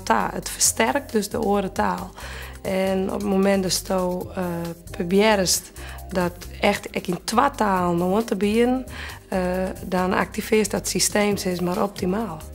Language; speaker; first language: Dutch; non-native, local second language; Western Frisian